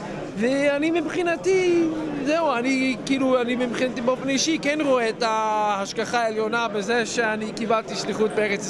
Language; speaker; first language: Hebrew; non-native, fluent; English